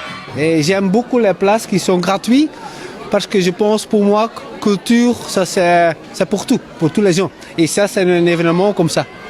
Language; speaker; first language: French; non-native, fluent; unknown